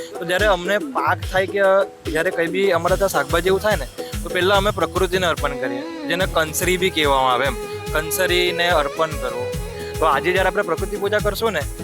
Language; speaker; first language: Gujarati; non-native, local second language; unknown